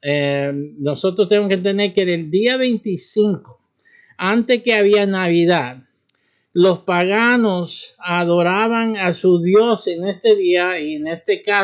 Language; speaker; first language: Spanish; early bilingual, heritage; Spanish